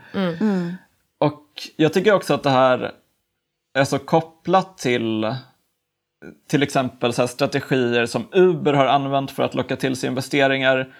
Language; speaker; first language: Swedish; native; Swedish